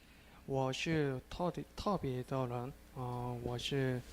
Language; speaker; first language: Chinese; non-native, learner; Korean